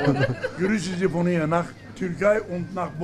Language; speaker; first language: German; non-native, learner; Turkish